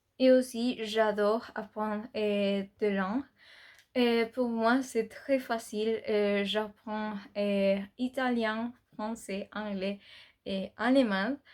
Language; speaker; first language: French; non-native, learner; Spanish